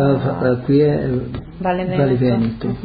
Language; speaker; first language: Italian; early bilingual, heritage; Portuguese